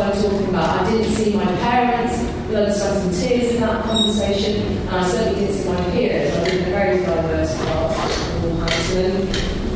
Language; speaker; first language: English; native; English